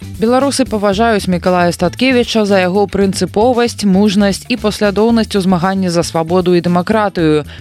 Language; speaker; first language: Belarusian; native; Belarusian